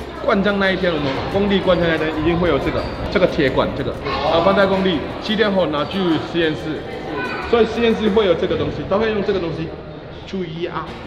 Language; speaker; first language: Chinese; non-native, fluent; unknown